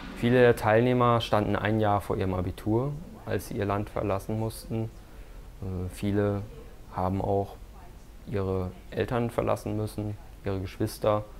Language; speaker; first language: German; native; German